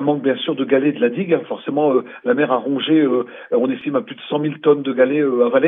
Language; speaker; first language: French; native; French